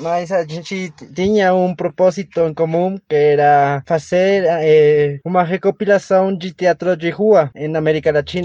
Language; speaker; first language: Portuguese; non-native, learner; Spanish